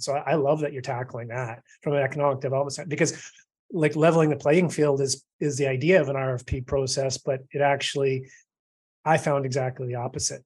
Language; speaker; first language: English; native; English